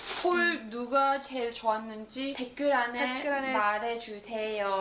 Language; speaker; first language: Korean; early bilingual, heritage; English